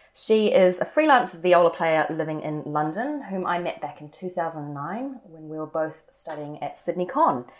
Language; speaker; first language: English; native; English